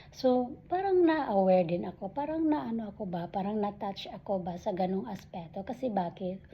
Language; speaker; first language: Filipino; non-native, local second language; Cebuano